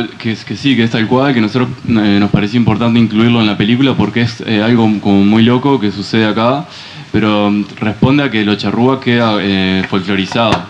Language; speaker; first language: Spanish; native; Spanish